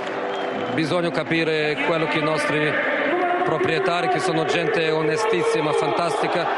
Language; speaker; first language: Italian; non-native, fluent; Portuguese